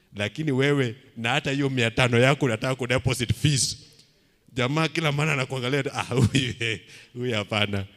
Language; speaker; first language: Swahili; non-native, local second language; Luo (Kenya and Tanzania)